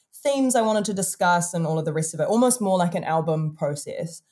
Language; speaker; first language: English; native; English